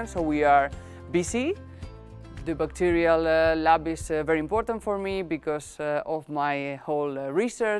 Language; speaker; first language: English; non-native, fluent; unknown